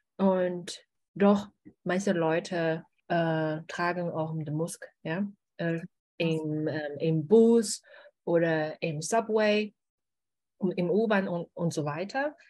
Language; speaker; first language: German; non-native, learner; Chinese